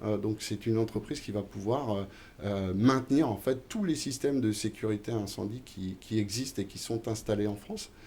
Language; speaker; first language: French; native; French